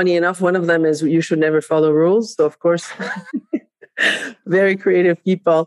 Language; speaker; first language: English; non-native, fluent; Spanish